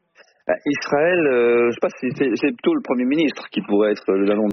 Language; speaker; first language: French; native; French